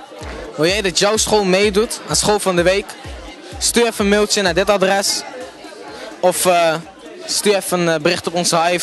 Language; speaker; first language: Dutch; native; Dutch